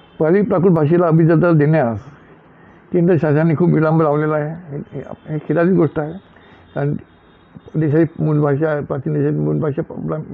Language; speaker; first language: Marathi; native; Marathi